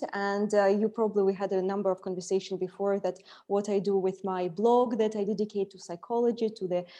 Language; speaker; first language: English; non-native, fluent; Russian